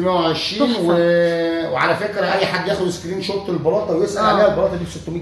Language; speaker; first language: Arabic; native; Arabic